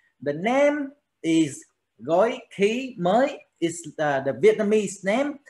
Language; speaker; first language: English; non-native, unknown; Vietnamese